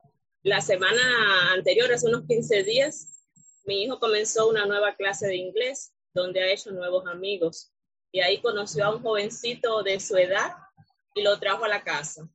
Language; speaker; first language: Spanish; native; Spanish